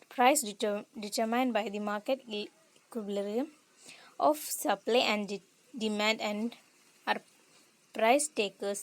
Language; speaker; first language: English; non-native, local second language; Malayalam